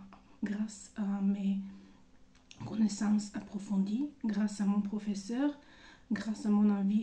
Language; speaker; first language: French; non-native, fluent; Bulgarian